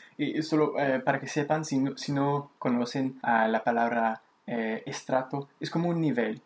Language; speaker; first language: Spanish; native; Spanish